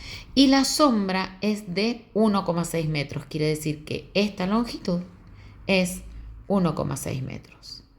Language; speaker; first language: Spanish; native; Spanish